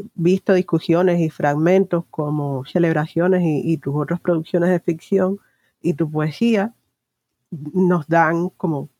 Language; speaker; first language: Spanish; native; Spanish